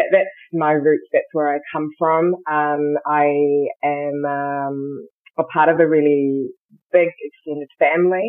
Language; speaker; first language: English; early bilingual, other home language; Shona